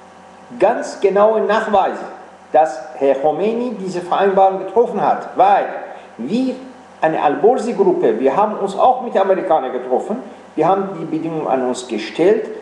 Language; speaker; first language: German; non-native, fluent; Persian